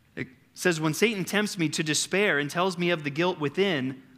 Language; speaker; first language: English; native; English